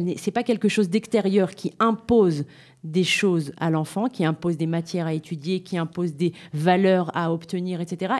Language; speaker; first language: French; native; French